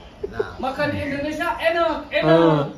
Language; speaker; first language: Indonesian; non-native, learner; Turkish